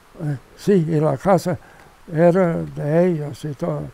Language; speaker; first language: Spanish; non-native, fluent; English